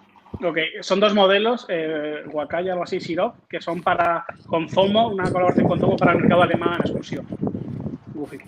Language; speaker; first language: Spanish; native; Spanish